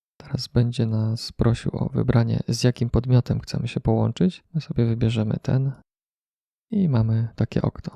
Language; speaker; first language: Polish; native; Polish